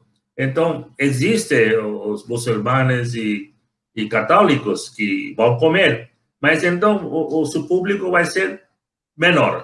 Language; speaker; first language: Portuguese; non-native, fluent; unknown